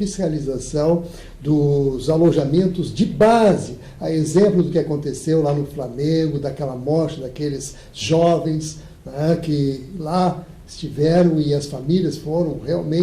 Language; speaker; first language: Portuguese; native; Portuguese